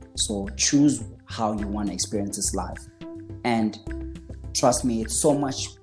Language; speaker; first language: English; non-native, local second language; Zulu